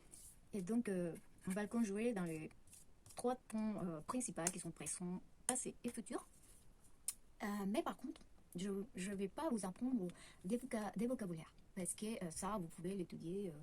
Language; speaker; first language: French; non-native, fluent; Spanish